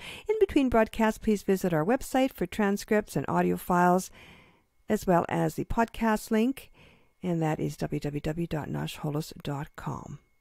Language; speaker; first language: English; early bilingual, other home language; Ukrainian